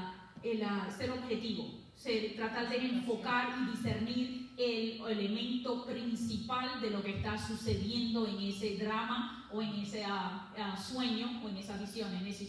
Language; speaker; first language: Spanish; early bilingual, heritage; Spanish